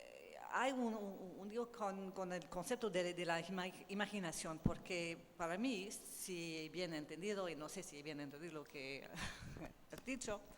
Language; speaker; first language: Spanish; non-native, learner; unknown